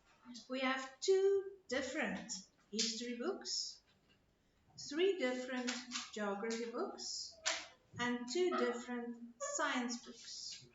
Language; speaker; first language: English; non-native, local second language; Afrikaans